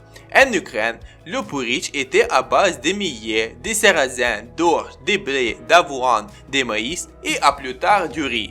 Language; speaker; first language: French; non-native, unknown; Ukrainian